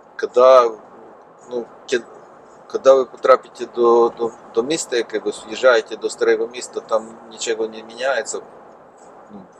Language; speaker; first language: Russian; non-native, local second language; Ukrainian